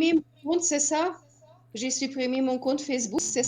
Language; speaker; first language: French; non-native, fluent; Hungarian